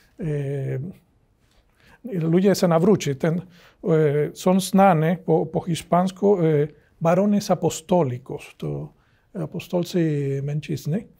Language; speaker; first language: Polish; non-native, learner; Spanish